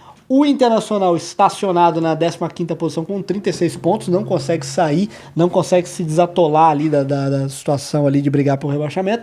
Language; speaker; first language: Portuguese; native; Portuguese